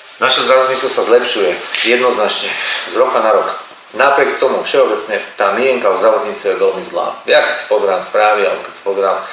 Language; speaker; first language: Slovak; native; Slovak